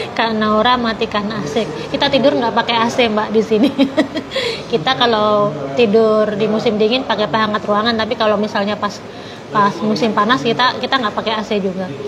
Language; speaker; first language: Indonesian; non-native, local second language; Javanese